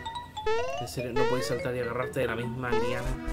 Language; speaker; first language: Spanish; native; Spanish